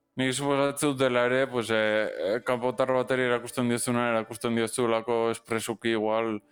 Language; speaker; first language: Basque; non-native, local second language; Spanish